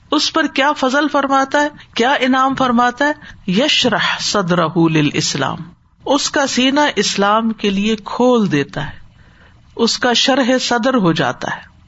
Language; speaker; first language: Urdu; native; Urdu